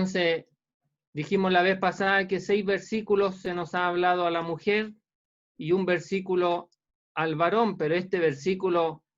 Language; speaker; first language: Spanish; native; Spanish